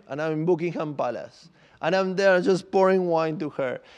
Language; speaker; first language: English; non-native, fluent; Spanish